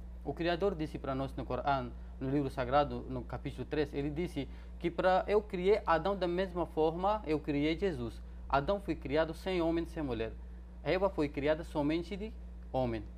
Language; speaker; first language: Portuguese; non-native, fluent; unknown